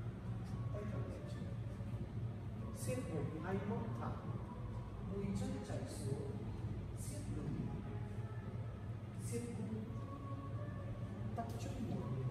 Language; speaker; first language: Vietnamese; non-native, learner; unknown